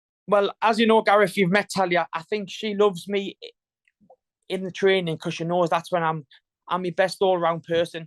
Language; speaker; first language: English; native; English